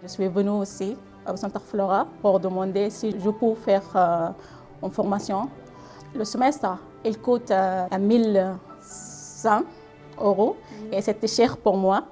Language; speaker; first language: French; non-native, learner; Arabic